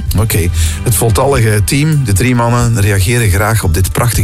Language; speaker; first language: Dutch; native; Dutch